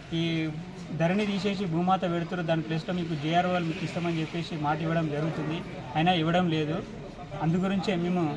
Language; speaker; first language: Telugu; native; Telugu